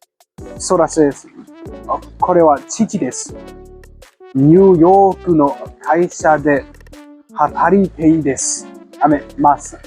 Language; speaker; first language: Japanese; non-native, learner; English